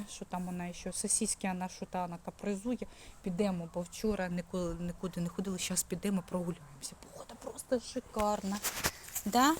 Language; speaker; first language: Ukrainian; native; Ukrainian